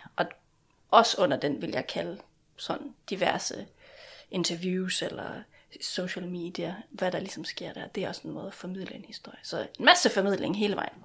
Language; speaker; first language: Danish; non-native, local second language; Faroese